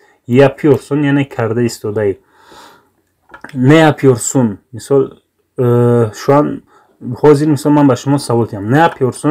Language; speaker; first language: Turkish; non-native, fluent; Tajik